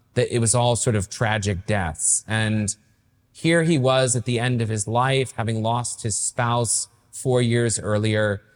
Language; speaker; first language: English; native; English